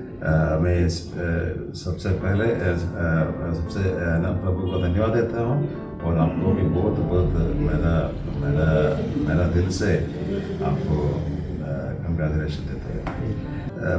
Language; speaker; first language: Hindi; non-native, local second language; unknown